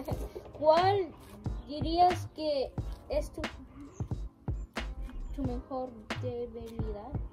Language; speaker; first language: Spanish; early bilingual, heritage; Spanish